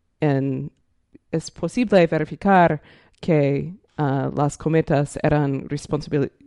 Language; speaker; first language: Spanish; non-native, learner; English